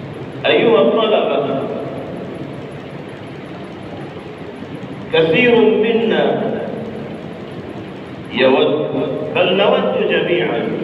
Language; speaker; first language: Arabic; non-native, fluent; Urdu